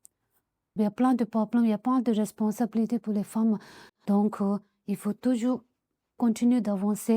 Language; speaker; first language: French; non-native, learner; Tibetan